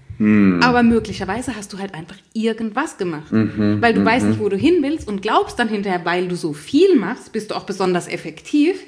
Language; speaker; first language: German; native; German